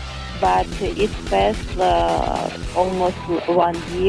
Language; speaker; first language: English; non-native, fluent; Russian